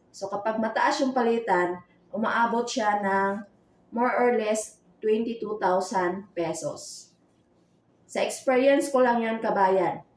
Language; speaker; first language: Filipino; non-native, local second language; Cebuano